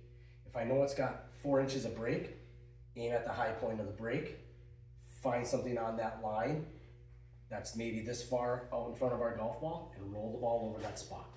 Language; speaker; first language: English; native; English